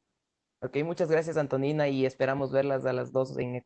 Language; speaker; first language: Spanish; native; Spanish